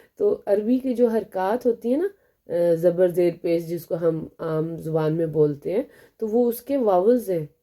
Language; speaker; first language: Urdu; native; Urdu